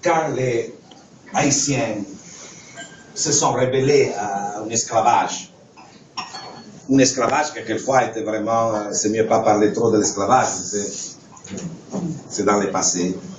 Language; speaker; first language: French; non-native, fluent; Italian